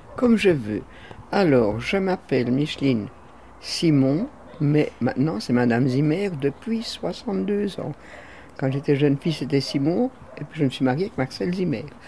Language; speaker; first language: French; native; French